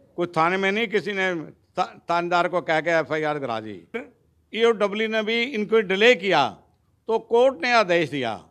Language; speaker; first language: Hindi; non-native, local second language; Punjabi